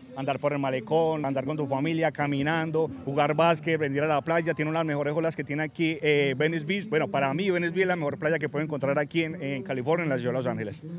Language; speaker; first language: Spanish; native; Spanish